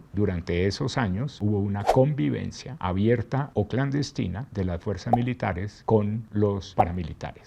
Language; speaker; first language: Spanish; native; Spanish